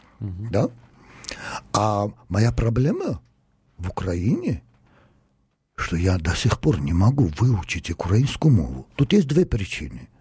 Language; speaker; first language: Russian; non-native, local second language; Armenian